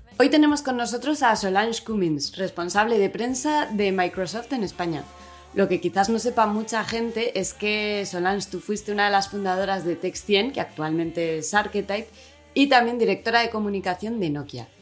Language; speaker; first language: Spanish; native; Spanish